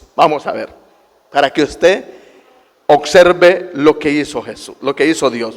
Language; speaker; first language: Spanish; native; Spanish